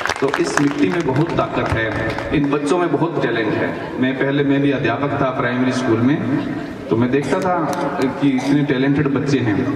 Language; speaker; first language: Hindi; native; Hindi